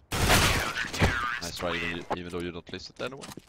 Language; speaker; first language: English; non-native, fluent; Swedish